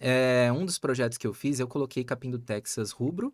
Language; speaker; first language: Portuguese; native; Portuguese